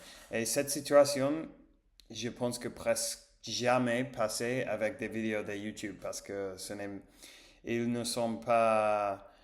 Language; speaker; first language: French; non-native, learner; English